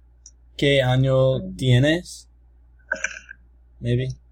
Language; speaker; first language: Spanish; non-native, learner; English